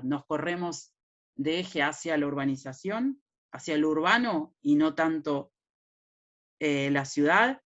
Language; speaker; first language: Spanish; native; Spanish